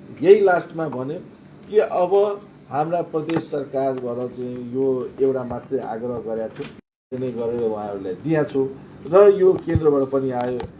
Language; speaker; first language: Nepali; non-native, local second language; Maithili